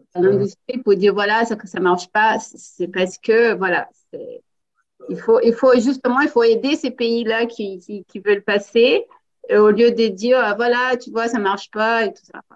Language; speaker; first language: French; non-native, fluent; Portuguese